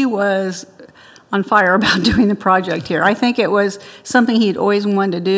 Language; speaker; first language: English; native; English